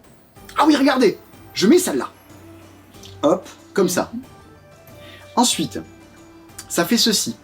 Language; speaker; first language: French; native; French